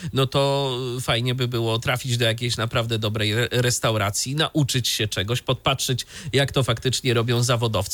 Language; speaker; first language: Polish; native; Polish